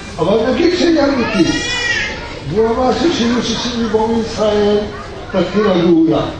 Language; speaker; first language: Hebrew; early bilingual, other home language; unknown